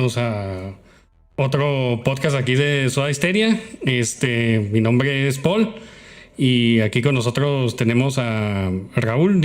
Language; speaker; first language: Spanish; native; Spanish